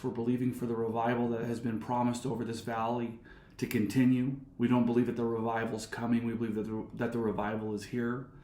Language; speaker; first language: English; native; English